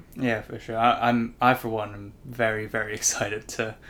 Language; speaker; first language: English; non-native, local second language; Cantonese